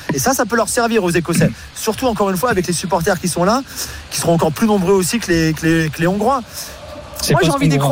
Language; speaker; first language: French; non-native, fluent; English